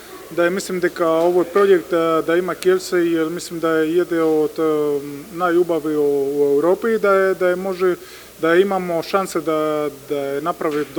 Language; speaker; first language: Macedonian; non-native, fluent; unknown